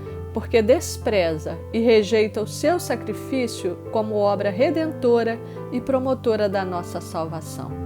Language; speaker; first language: Portuguese; native; Portuguese